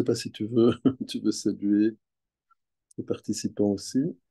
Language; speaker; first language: French; native; French